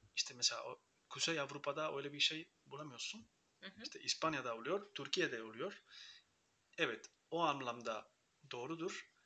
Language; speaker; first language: Turkish; non-native, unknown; Spanish